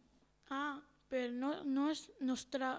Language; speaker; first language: Catalan; non-native, local second language; Spanish